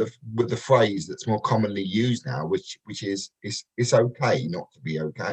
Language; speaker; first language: English; native; English